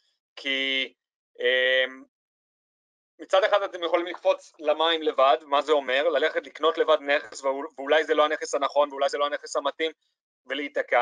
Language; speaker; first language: Hebrew; native; Hebrew